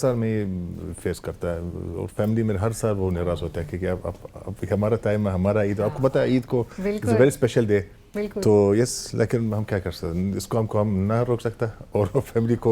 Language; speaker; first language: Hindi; non-native, fluent; Arabic